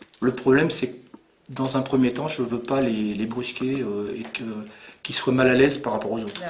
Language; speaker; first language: French; native; French